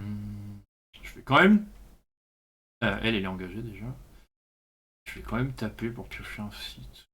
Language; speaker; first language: French; native; French